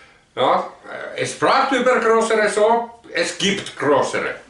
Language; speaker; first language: German; non-native, learner; Finnish